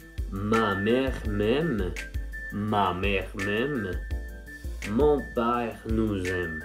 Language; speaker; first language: French; non-native, fluent; Spanish